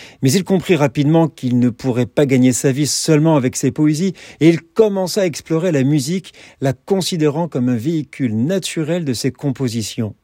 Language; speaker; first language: French; native; French